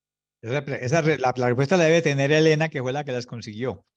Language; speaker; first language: Spanish; native; Spanish